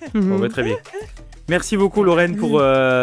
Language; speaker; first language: French; native; French